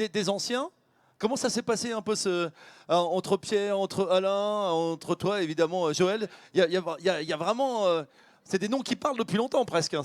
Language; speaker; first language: French; native; French